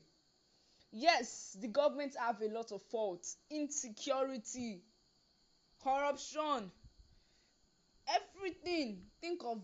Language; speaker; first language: English; non-native, local second language; Yoruba